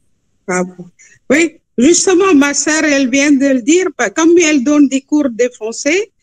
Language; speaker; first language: French; non-native, fluent; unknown